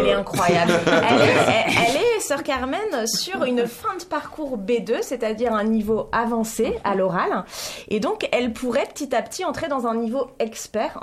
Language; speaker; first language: French; native; French